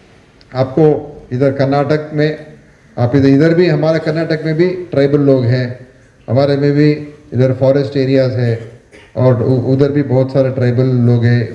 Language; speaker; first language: Hindi; non-native, local second language; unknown